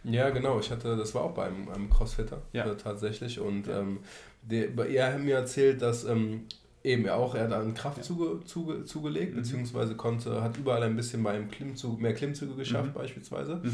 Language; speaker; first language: German; native; German